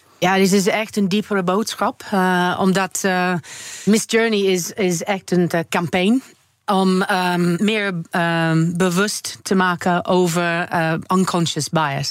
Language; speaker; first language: Dutch; non-native, learner; English